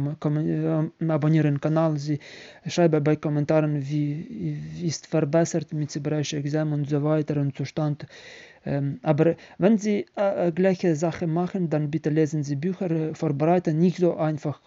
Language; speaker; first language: German; non-native, learner; Ukrainian